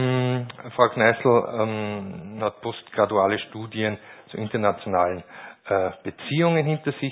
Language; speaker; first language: German; native; German